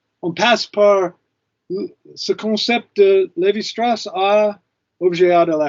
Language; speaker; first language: French; non-native, fluent; English